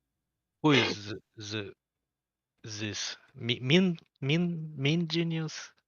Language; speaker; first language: English; non-native, learner; Russian